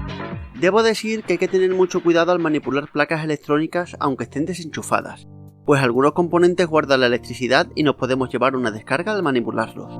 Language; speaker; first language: Spanish; native; Spanish